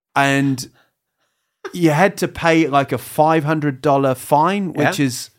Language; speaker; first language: English; native; English